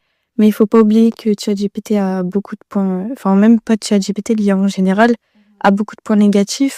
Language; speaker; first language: French; native; French